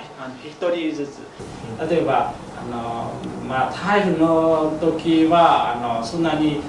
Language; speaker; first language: Japanese; non-native, learner; Vietnamese